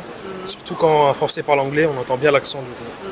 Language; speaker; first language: French; early bilingual, other home language; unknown